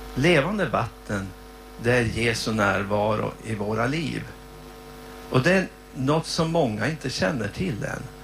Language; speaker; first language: Swedish; native; Swedish